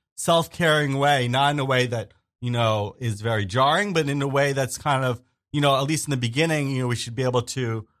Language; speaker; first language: English; early bilingual, other home language; Hindi